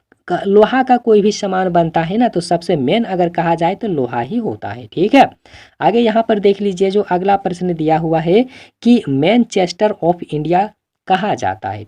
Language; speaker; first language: Hindi; native; Hindi